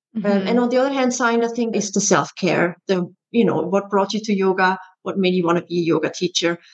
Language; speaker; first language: English; non-native, fluent; German